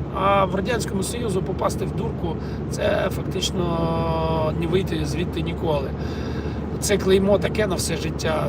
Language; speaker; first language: Ukrainian; non-native, local second language; Russian